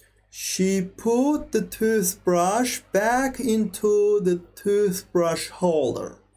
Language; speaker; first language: English; non-native, fluent; Azerbaijani